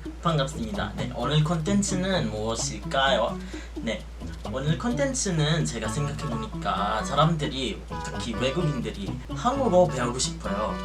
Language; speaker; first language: Korean; non-native, fluent; Filipino